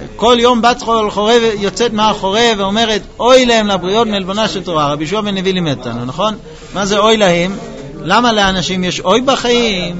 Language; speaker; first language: Hebrew; non-native, fluent; English